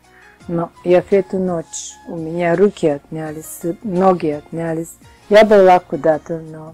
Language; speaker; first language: Russian; non-native, learner; Bulgarian